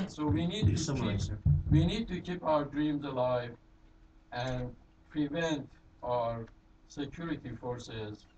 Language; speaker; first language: English; non-native, fluent; Persian